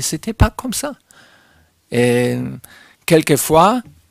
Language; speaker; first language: French; non-native, fluent; German